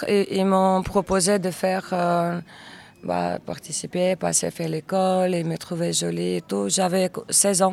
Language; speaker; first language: French; non-native, fluent; Russian